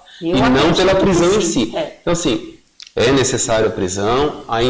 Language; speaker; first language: Portuguese; native; Portuguese